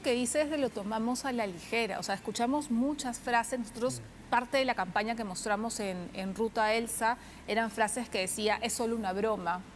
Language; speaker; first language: Spanish; native; Spanish